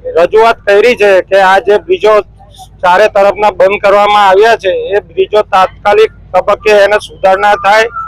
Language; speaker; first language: Gujarati; native; Gujarati